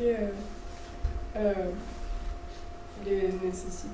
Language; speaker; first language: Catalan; non-native, local second language; Spanish